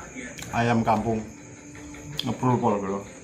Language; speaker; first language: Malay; non-native, local second language; Javanese